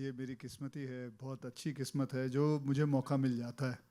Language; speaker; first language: Hindi; native; Hindi